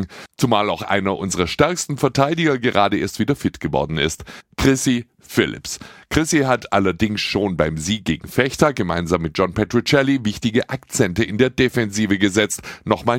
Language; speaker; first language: German; native; German